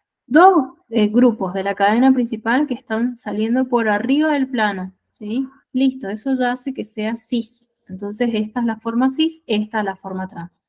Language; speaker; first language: Spanish; native; Spanish